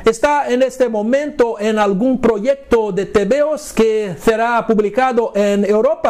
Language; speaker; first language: Spanish; non-native, fluent; Portuguese